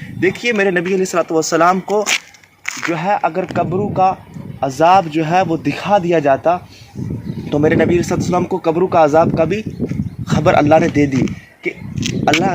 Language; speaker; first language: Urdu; non-native, local second language; Kashmiri